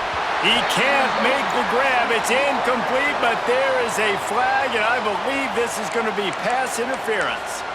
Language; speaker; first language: English; native; English